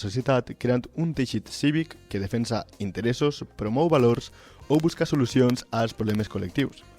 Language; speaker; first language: Catalan; native; Catalan